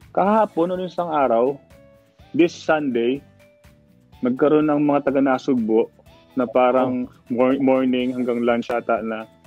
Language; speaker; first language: Filipino; native; Filipino